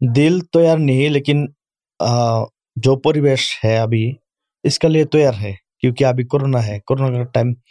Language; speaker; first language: Urdu; non-native, learner; Bangla